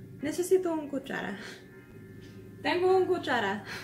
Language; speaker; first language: Spanish; non-native, learner; English